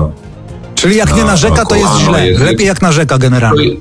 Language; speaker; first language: Polish; native; Polish